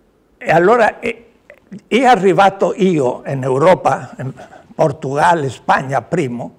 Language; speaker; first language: Italian; non-native, learner; Spanish